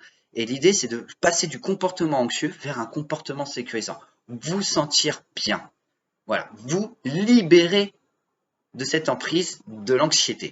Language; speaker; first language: French; native; French